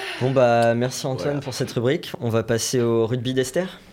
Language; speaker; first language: French; native; French